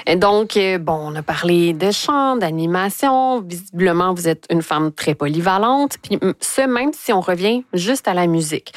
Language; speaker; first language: French; native; French